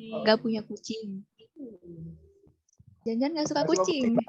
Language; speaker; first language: Indonesian; native; Indonesian